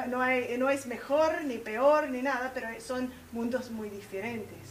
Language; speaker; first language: Spanish; early bilingual, heritage; Spanish